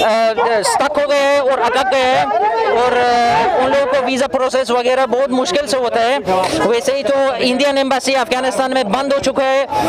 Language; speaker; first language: Hindi; non-native, fluent; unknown